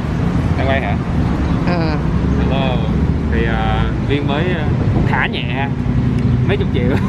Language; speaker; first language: Vietnamese; early bilingual, heritage; Vietnamese